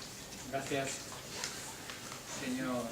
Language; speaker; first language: Spanish; native; Spanish